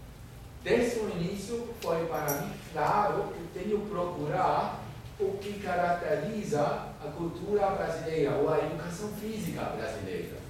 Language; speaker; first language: Portuguese; non-native, fluent; German